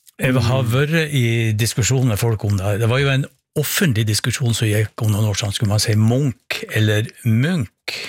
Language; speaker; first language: Norwegian; native; Norwegian